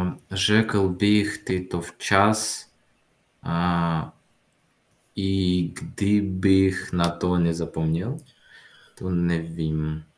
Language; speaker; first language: Czech; non-native, learner; Russian